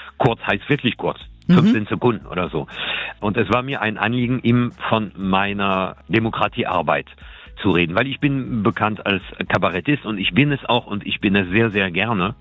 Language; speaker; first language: German; non-native, fluent; French